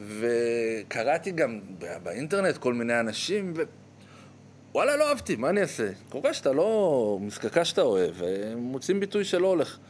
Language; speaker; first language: Hebrew; native; Hebrew